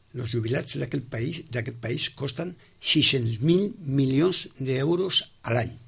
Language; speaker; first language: Catalan; non-native, local second language; Spanish